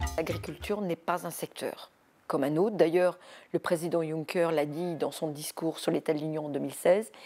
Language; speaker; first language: French; native; French